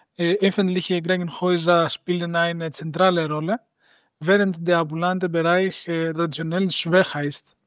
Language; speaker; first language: German; non-native, fluent; Greek